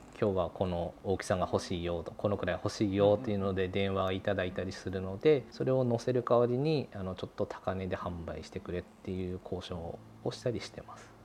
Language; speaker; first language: Japanese; native; Japanese